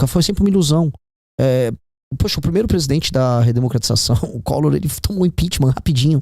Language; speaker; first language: Portuguese; native; Portuguese